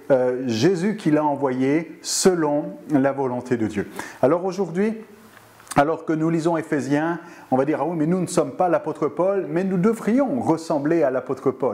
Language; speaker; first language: French; native; French